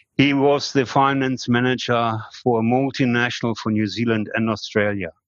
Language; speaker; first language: English; non-native, fluent; German